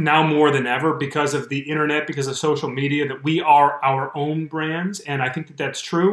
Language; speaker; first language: English; native; English